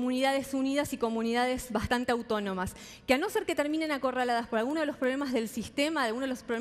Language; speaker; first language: Spanish; native; Spanish